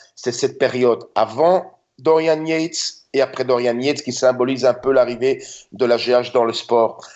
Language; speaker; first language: French; native; French